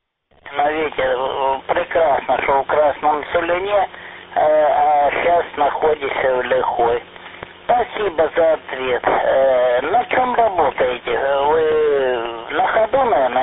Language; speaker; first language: Russian; native; Russian